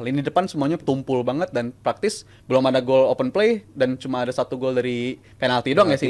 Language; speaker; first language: Indonesian; native; Indonesian